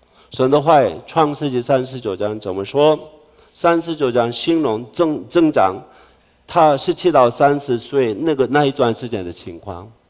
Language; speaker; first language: Chinese; non-native, fluent; Korean